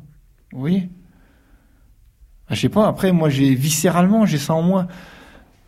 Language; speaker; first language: French; native; French